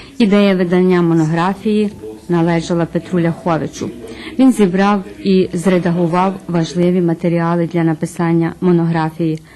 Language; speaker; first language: Ukrainian; early bilingual, heritage; Ukrainian